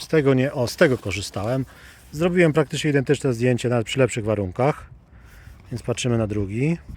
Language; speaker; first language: Polish; native; Polish